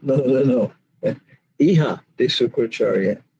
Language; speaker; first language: Spanish; non-native, fluent; English